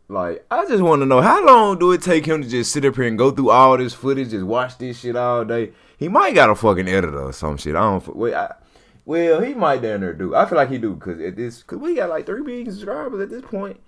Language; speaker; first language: English; native; English